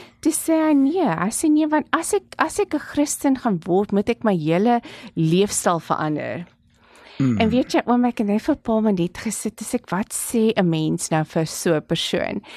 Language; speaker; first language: Afrikaans; non-native, local second language; English